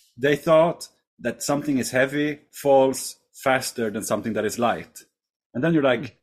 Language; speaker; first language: English; non-native, fluent; Swedish